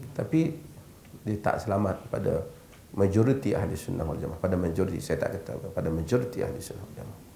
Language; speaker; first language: Malay; native; Malay